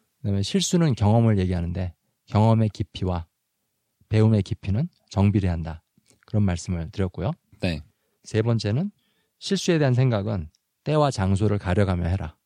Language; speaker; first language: Korean; native; Korean